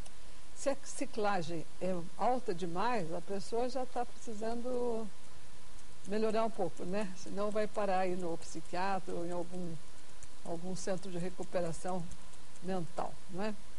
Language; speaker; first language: Portuguese; native; Portuguese